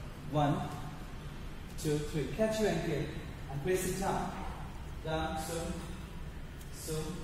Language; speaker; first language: English; non-native, local second language; Bangla